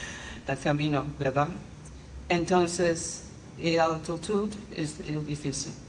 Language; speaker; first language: Spanish; non-native, fluent; English